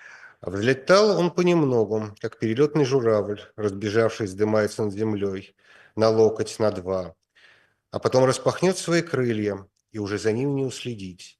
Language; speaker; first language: Russian; native; Russian